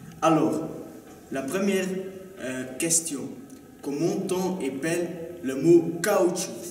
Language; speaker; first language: French; non-native, learner; Dutch